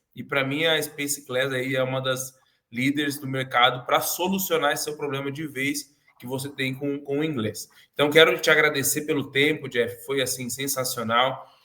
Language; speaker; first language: Portuguese; native; Portuguese